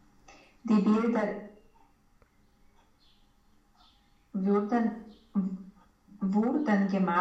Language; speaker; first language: German; non-native, learner; Romanian